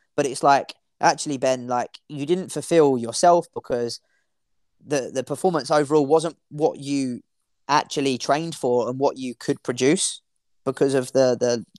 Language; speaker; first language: English; native; English